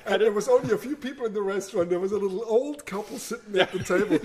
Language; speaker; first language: English; non-native, fluent; German